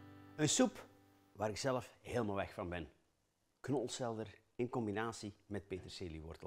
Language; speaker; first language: Dutch; native; Dutch